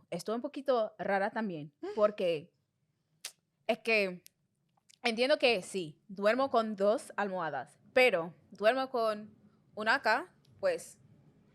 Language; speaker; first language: Spanish; non-native, fluent; English